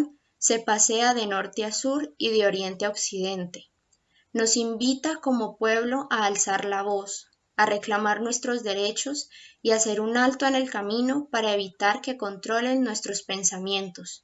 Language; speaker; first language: Spanish; native; Spanish